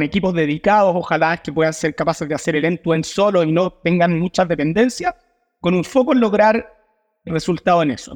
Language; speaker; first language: Spanish; native; Spanish